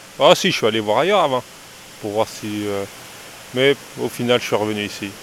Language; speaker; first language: French; native; French